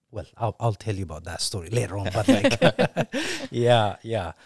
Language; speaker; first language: English; non-native, fluent; Tigrinya